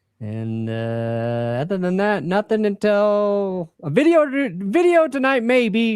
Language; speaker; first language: English; native; English